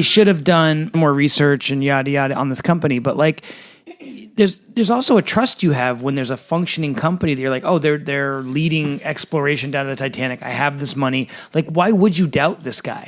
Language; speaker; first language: English; native; English